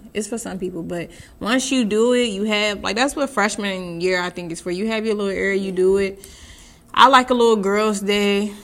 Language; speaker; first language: English; native; English